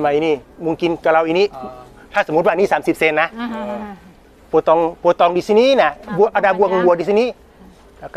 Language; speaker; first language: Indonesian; non-native, learner; Thai